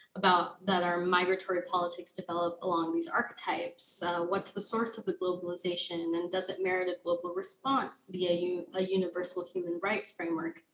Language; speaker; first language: English; native; English